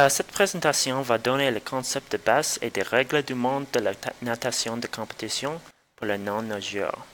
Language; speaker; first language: French; non-native, learner; English